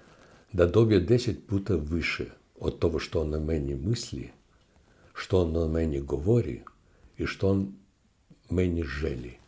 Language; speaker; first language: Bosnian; non-native, learner; Russian